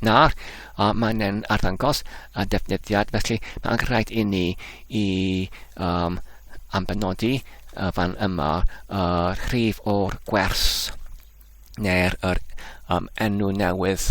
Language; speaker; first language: Welsh; non-native, fluent; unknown